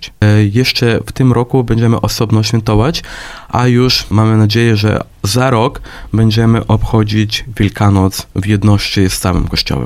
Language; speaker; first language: Polish; non-native, fluent; Ukrainian